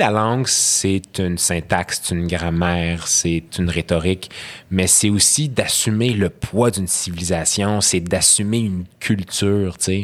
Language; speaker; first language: French; native; French